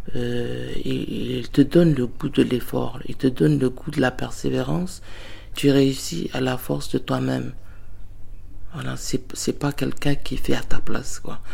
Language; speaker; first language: French; native; French